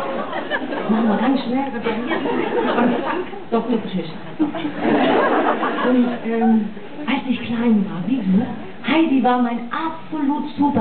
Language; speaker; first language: German; non-native, fluent; English